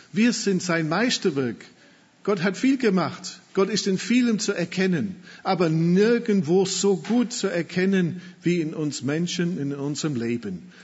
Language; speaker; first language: German; non-native, fluent; English